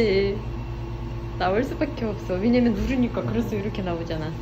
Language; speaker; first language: Korean; native; Korean